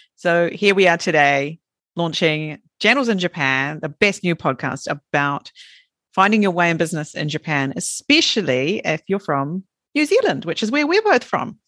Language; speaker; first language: English; native; English